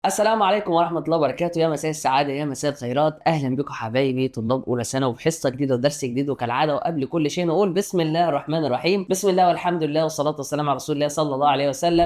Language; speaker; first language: Arabic; native; Arabic